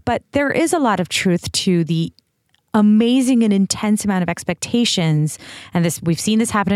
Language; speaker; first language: English; native; English